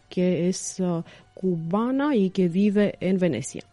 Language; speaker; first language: Spanish; non-native, fluent; Romanian